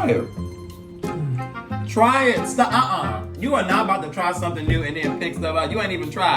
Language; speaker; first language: English; native; English